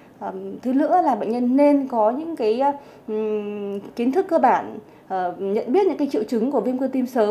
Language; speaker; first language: Vietnamese; native; Vietnamese